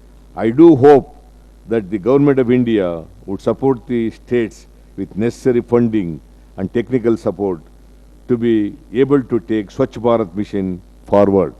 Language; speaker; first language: English; non-native, local second language; Kannada